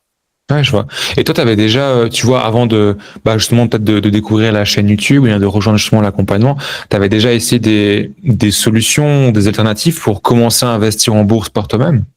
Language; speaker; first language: French; native; French